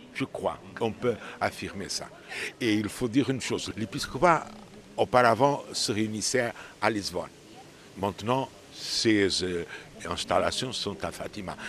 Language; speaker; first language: French; non-native, fluent; Portuguese